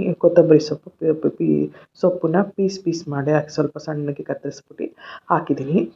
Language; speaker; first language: Kannada; native; Kannada